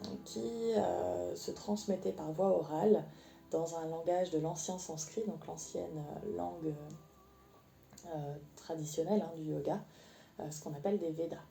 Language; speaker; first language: French; native; French